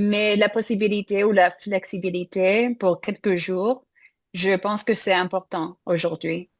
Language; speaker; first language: French; non-native, fluent; English